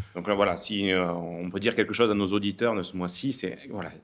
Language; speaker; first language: French; native; French